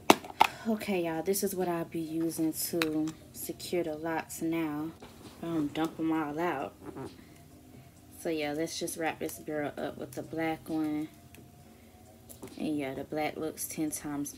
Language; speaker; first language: English; native; English